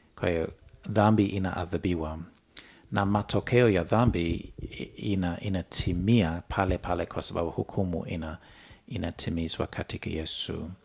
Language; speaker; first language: Swahili; non-native, fluent; English